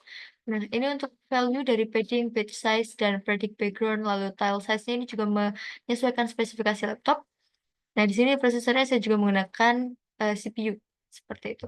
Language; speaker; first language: Indonesian; native; Indonesian